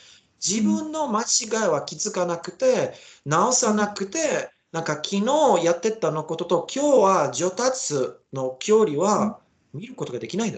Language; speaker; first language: Japanese; non-native, learner; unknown